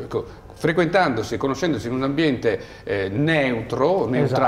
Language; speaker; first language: Italian; native; Italian